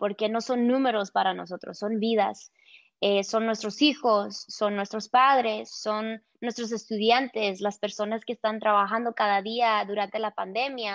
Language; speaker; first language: Spanish; early bilingual, heritage; Spanish